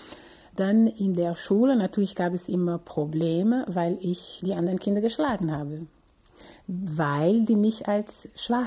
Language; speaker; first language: German; non-native, fluent; Portuguese